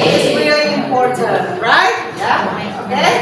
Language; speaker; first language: English; non-native, learner; Indonesian